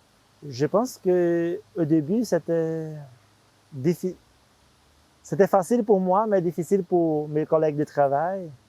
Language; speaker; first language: French; non-native, fluent; Portuguese